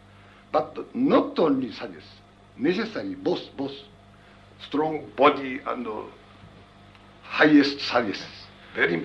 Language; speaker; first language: English; non-native, learner; Japanese